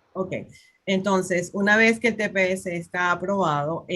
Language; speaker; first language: Spanish; native; Spanish